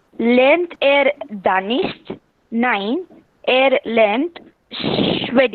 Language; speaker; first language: German; non-native, learner; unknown